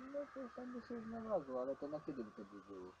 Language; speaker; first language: Polish; non-native, fluent; Ukrainian